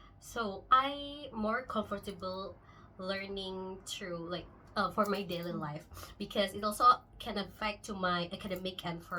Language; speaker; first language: English; non-native, local second language; Indonesian